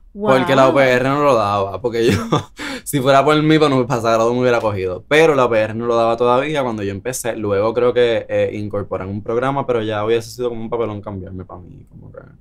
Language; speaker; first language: Spanish; native; Spanish